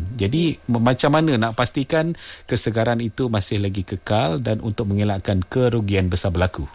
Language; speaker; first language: Malay; non-native, local second language; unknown